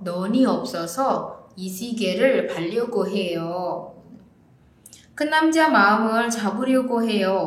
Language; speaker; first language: Korean; non-native, fluent; Indonesian